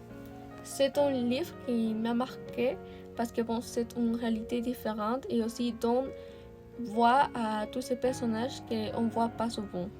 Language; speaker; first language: French; non-native, learner; Spanish